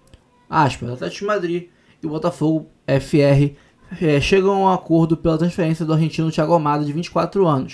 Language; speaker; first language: Portuguese; native; Portuguese